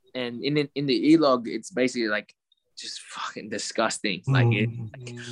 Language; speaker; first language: English; native; English